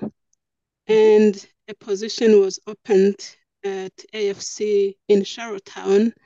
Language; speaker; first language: English; non-native, local second language; Kinyarwanda